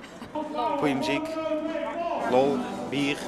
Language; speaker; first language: Dutch; native; Dutch